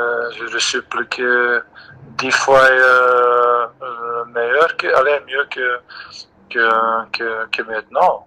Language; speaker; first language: French; non-native, fluent; Dutch